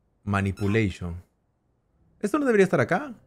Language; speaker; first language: Spanish; native; Spanish